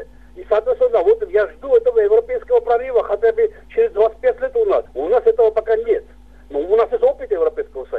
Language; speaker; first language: Russian; non-native, local second language; Georgian